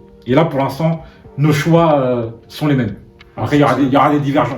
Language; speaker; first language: French; native; French